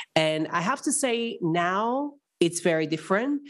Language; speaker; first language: English; non-native, fluent; Italian